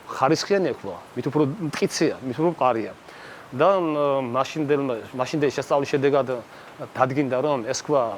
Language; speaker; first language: Georgian; native; Georgian